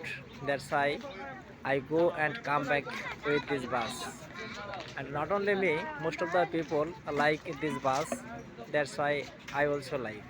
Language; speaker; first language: English; non-native, learner; Bangla